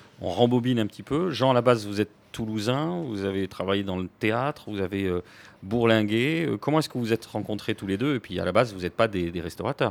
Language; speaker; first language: French; native; French